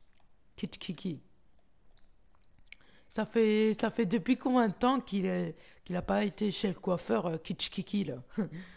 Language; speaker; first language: French; native; French